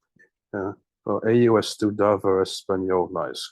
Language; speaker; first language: Portuguese; non-native, learner; English